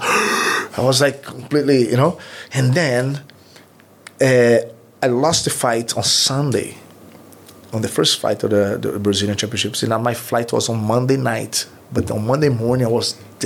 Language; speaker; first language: English; non-native, fluent; Portuguese